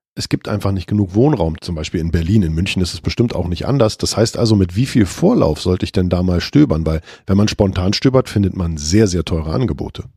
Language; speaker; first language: German; native; German